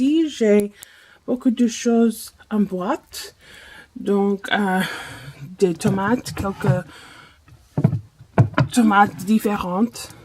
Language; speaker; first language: French; non-native, fluent; English